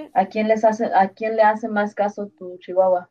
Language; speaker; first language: Spanish; early bilingual, heritage; Spanish